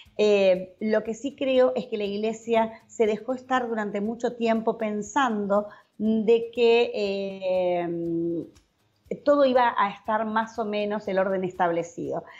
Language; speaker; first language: Spanish; native; Spanish